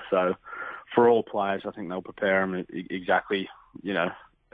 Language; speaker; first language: English; native; English